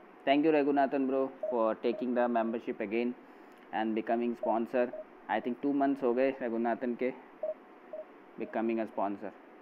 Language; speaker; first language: English; non-native, local second language; Bangla